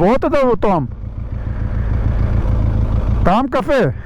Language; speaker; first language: Russian; non-native, learner; Urdu